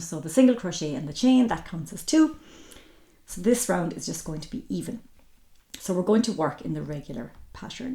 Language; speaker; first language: English; native; English